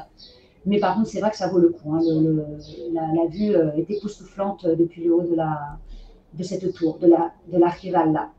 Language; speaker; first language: French; native; French